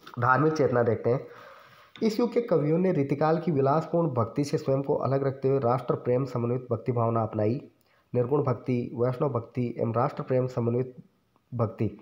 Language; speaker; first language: Hindi; native; Hindi